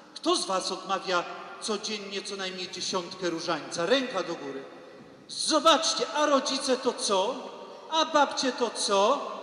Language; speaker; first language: Polish; native; Polish